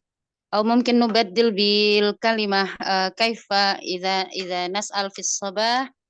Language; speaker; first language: Arabic; non-native, learner; Indonesian